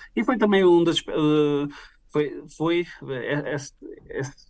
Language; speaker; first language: Portuguese; native; Portuguese